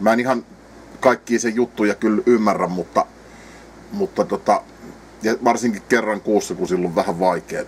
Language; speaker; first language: Finnish; native; Finnish